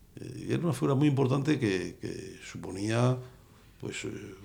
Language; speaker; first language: Spanish; native; Spanish